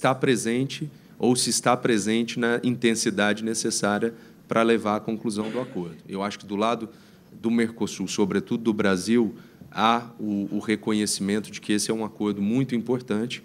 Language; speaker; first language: Portuguese; native; Portuguese